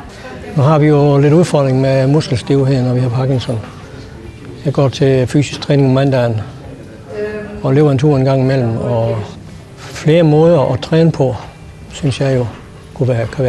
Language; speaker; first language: Danish; native; Danish